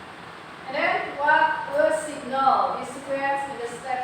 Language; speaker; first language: English; non-native, learner; Indonesian